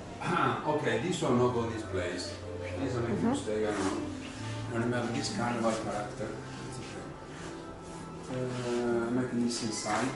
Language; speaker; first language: English; non-native, learner; Italian